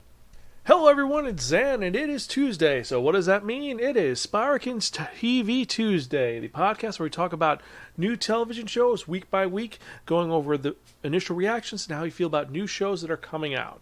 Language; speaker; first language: English; native; English